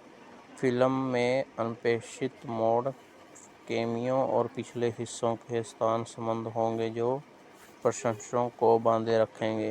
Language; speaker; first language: Hindi; native; Hindi